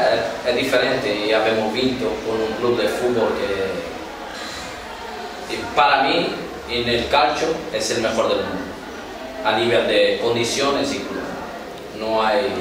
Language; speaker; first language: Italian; non-native, learner; Portuguese